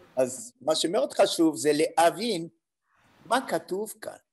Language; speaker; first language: Hebrew; non-native, fluent; French